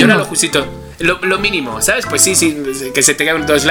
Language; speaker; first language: Spanish; native; Spanish